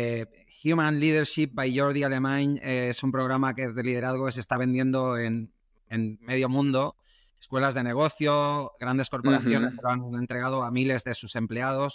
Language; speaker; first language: Spanish; native; Spanish